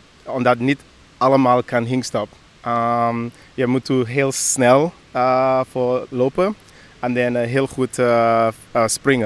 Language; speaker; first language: Dutch; non-native, learner; English